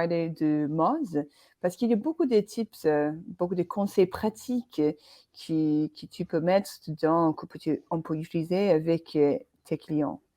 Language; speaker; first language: French; non-native, fluent; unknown